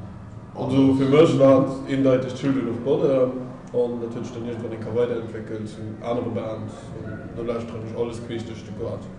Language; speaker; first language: German; non-native, local second language; Luxembourgish